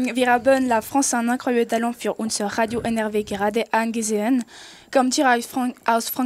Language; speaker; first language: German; non-native, local second language; French